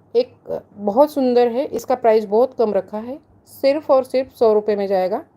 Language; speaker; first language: Hindi; non-native, local second language; Marathi